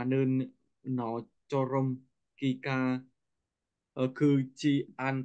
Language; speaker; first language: Korean; non-native, learner; Vietnamese